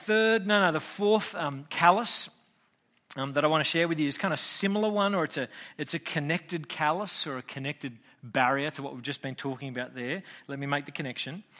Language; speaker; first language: English; native; English